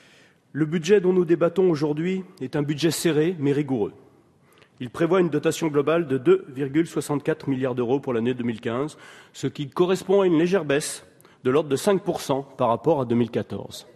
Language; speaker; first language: French; native; French